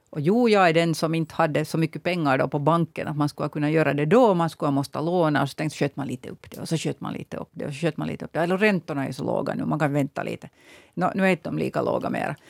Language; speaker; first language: Swedish; native; Swedish